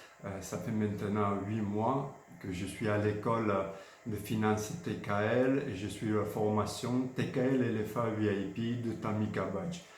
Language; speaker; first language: French; non-native, fluent; Georgian